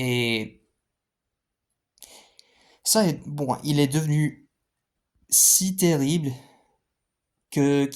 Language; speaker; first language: French; non-native, fluent; English